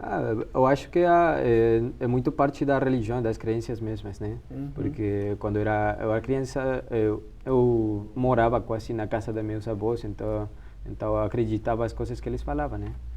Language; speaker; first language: Portuguese; non-native, fluent; Spanish